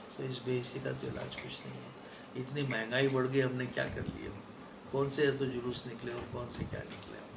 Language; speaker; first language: Urdu; native; Urdu